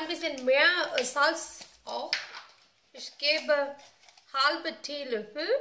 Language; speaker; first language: German; non-native, learner; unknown